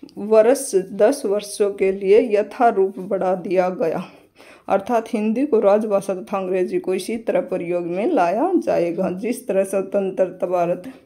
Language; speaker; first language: Hindi; native; Hindi